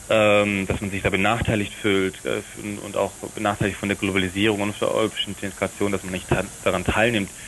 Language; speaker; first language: German; native; German